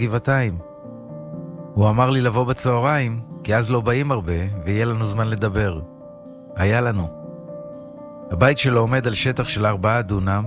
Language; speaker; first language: Hebrew; native; Hebrew